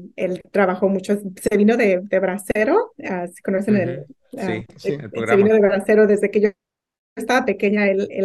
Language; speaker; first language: Spanish; native; Spanish